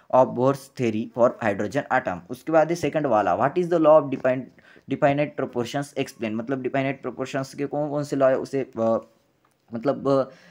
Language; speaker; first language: Hindi; non-native, local second language; Marathi